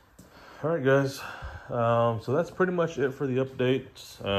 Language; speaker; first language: English; native; English